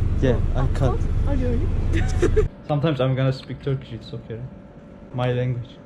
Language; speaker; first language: English; non-native, fluent; Turkish